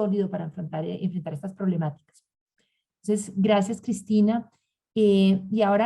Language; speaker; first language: Spanish; native; Spanish